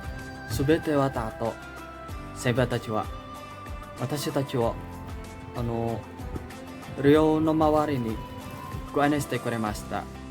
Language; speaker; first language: Japanese; non-native, learner; Indonesian